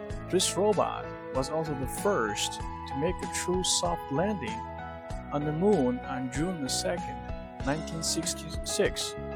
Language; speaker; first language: English; non-native, fluent; Chinese